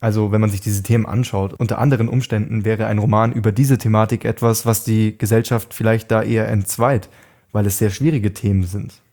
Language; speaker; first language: German; native; German